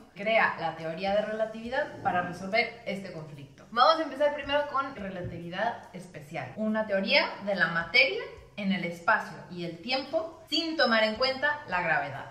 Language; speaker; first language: Spanish; early bilingual, other home language; English